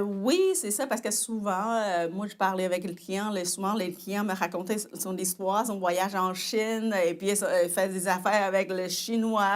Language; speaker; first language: French; non-native, fluent; Chinese